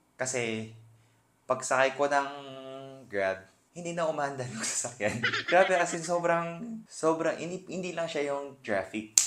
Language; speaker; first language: Filipino; non-native, fluent; Korean